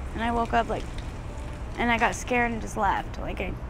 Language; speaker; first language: English; native; English